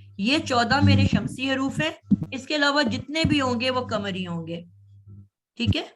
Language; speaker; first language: Urdu; native; Urdu